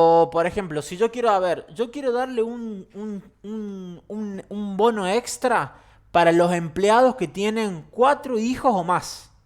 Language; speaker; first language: Spanish; native; Spanish